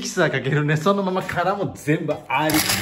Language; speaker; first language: Japanese; native; Japanese